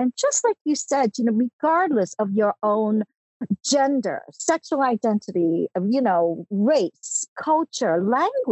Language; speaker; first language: English; early bilingual, other home language; Cantonese